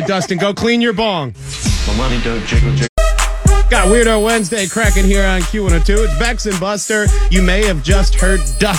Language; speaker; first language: English; native; English